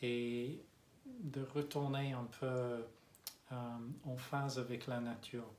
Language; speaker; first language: French; non-native, fluent; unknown